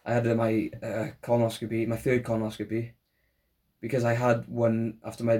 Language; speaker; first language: English; native; English